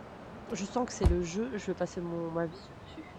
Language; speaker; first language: French; native; French